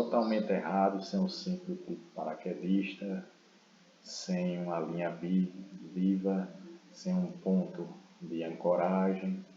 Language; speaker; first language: Portuguese; native; Portuguese